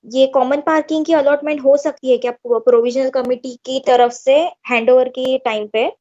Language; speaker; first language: Hindi; non-native, local second language; Marathi